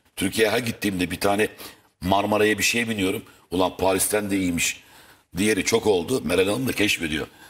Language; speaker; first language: Turkish; native; Turkish